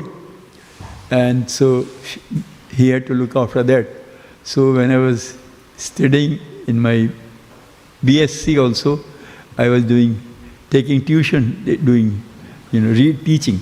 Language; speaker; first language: English; non-native, local second language; Hindi